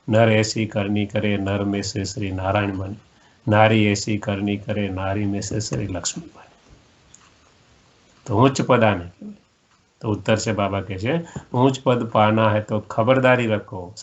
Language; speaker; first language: Hindi; non-native, local second language; Gujarati